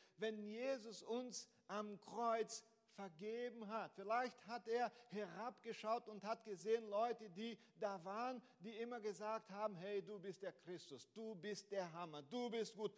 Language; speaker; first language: German; non-native, fluent; Portuguese